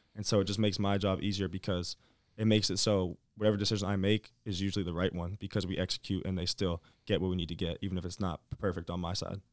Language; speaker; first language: English; native; English